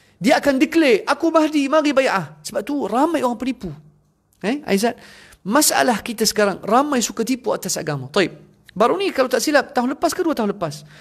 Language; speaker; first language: Malay; non-native, fluent; Arabic